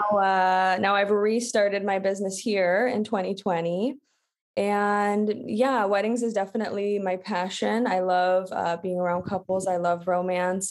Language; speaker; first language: English; native; English